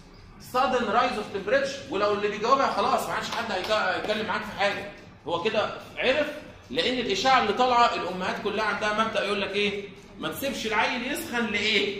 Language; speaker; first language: Arabic; native; Arabic